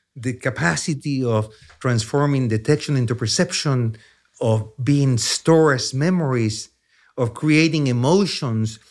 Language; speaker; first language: English; non-native, fluent; Spanish